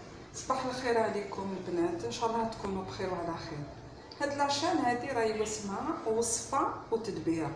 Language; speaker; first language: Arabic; native; Arabic